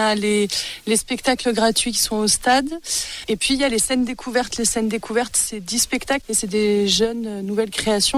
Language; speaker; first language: French; native; French